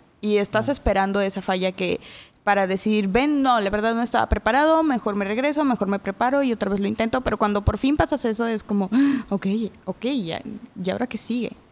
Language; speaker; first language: Spanish; native; Spanish